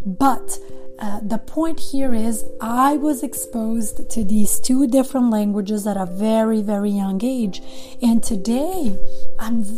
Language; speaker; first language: English; non-native, fluent; Serbian